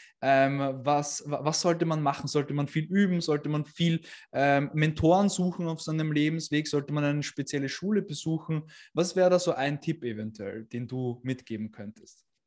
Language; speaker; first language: German; native; German